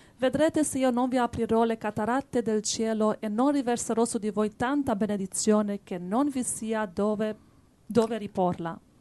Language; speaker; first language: Italian; native; Italian